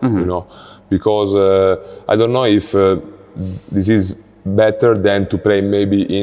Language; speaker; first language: English; non-native, learner; Italian